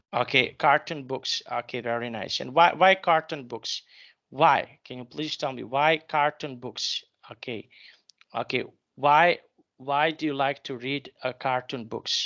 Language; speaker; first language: English; non-native, fluent; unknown